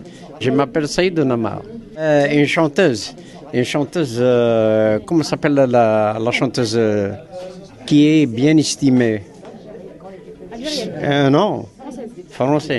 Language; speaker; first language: French; non-native, learner; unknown